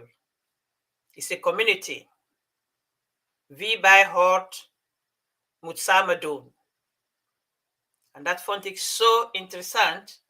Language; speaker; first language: Dutch; non-native, fluent; Mandingo